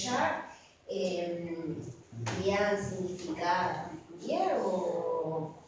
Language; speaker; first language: French; non-native, learner; Spanish